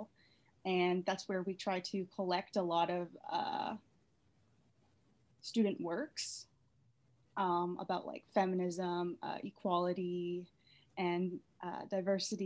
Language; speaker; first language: English; native; English